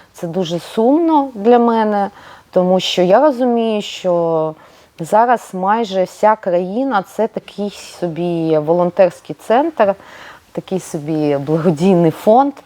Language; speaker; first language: Ukrainian; non-native, local second language; Russian